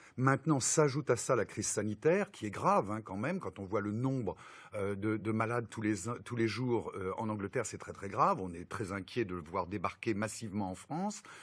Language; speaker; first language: French; native; French